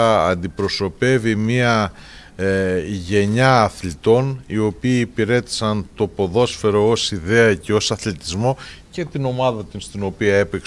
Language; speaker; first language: Greek; native; Greek